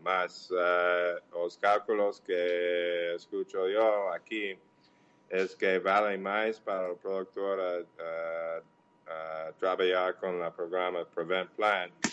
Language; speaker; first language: Portuguese; non-native, learner; English